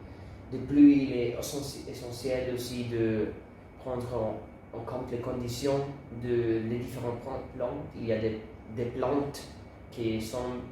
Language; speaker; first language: French; non-native, learner; Italian